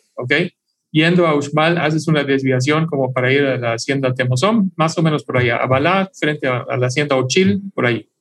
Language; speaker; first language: Spanish; non-native, fluent; English